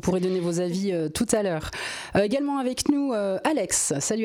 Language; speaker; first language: French; native; French